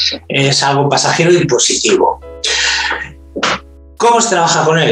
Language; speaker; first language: Spanish; native; Spanish